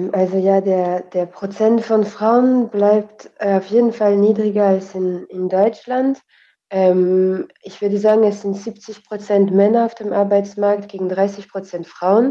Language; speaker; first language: German; non-native, fluent; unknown